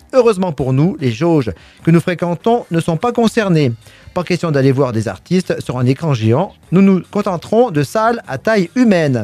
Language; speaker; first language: French; native; French